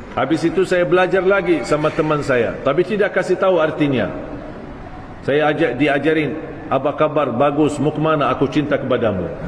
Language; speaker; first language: Malay; non-native, fluent; Arabic